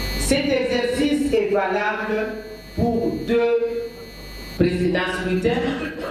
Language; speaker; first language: French; non-native, local second language; Lingala